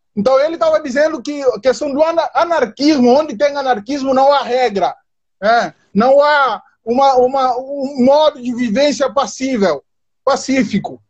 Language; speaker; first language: Portuguese; non-native, local second language; Upper Guinea Crioulo